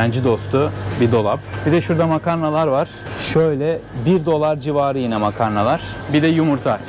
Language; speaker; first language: Turkish; native; Turkish